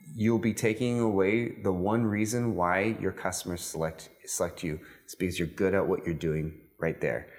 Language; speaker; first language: English; native; English